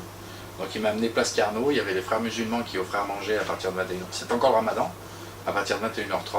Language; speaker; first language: French; native; French